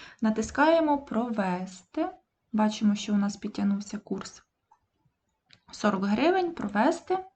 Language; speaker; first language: Ukrainian; native; Ukrainian